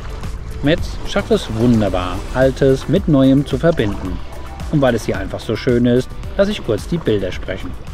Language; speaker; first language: German; native; German